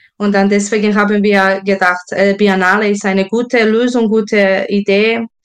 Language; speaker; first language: German; non-native, fluent; Serbian